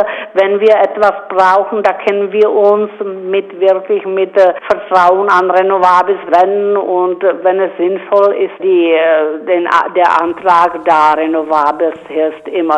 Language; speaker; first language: German; non-native, fluent; Czech